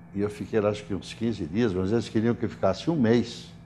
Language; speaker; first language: Portuguese; native; Portuguese